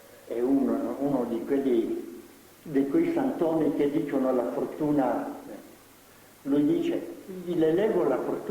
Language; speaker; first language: Italian; non-native, fluent; Slovenian